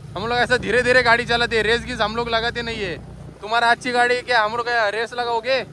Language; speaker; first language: Hindi; non-native, local second language; Marathi